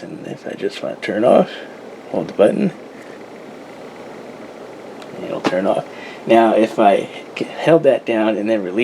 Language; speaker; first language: English; native; English